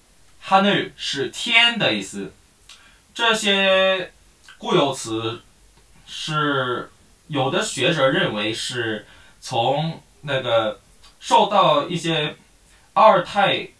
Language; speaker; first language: Chinese; non-native, fluent; Korean